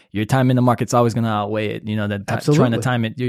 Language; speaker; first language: English; native; English